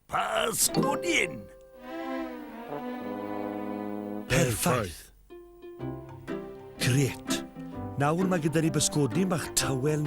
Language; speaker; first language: Welsh; native; Welsh